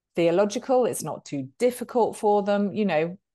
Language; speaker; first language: English; native; English